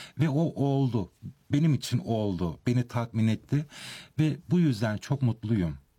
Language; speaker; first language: Turkish; early bilingual, heritage; Turkish